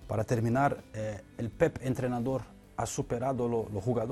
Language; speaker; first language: Spanish; non-native, learner; Portuguese